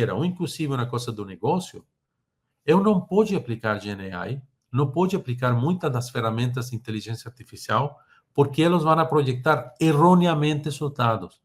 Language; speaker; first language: Portuguese; non-native, fluent; Spanish